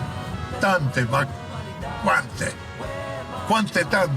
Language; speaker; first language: Italian; non-native, fluent; Croatian